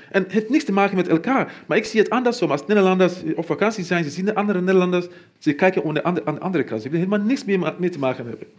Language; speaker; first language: Dutch; non-native, fluent; Mandingo